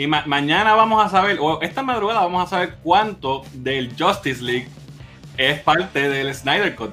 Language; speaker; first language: Spanish; native; Spanish